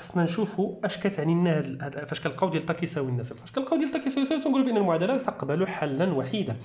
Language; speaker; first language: French; non-native, local second language; Arabic